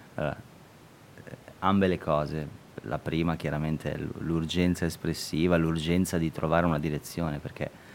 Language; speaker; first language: Italian; early bilingual, other home language; Albanian